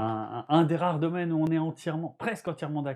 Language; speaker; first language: French; native; French